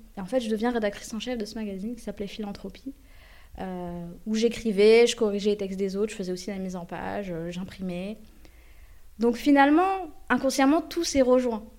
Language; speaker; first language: French; early bilingual, other home language; Arabic